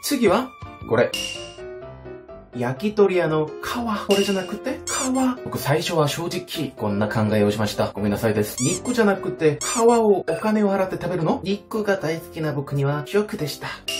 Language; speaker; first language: Japanese; non-native, fluent; Korean